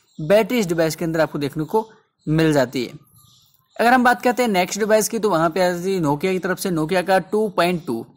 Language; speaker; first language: Hindi; native; Hindi